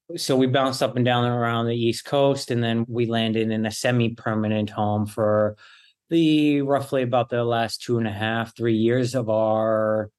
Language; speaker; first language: English; early bilingual, other home language; Italian